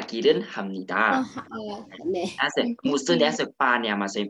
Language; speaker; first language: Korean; non-native, fluent; Burmese